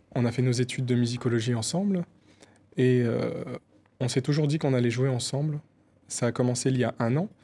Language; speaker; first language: French; native; French